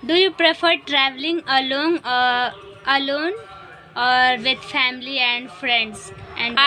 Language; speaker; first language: English; non-native, learner; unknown